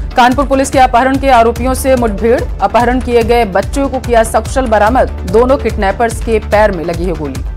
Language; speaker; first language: Hindi; native; Hindi